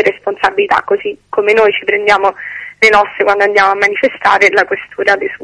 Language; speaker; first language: Italian; native; Italian